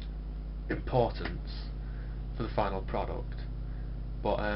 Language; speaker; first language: English; native; English